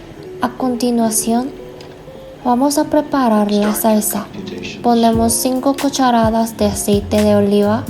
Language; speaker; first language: Spanish; non-native, fluent; Korean